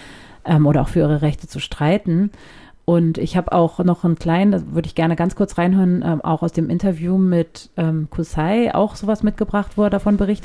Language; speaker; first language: German; native; German